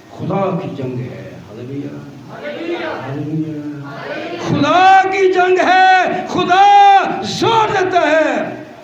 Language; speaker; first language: Urdu; non-native, local second language; Punjabi